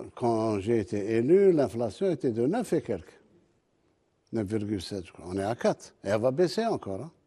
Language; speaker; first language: French; non-native, local second language; Arabic